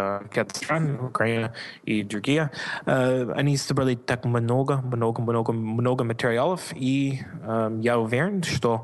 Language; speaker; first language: Russian; non-native, learner; English